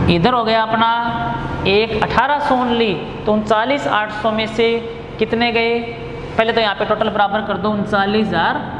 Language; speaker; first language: Hindi; native; Hindi